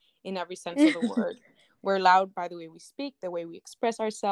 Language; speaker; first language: English; non-native, fluent; Spanish